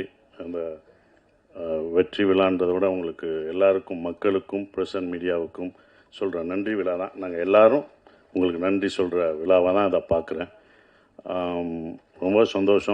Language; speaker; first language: Tamil; native; Tamil